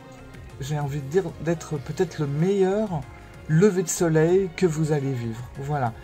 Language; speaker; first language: French; native; French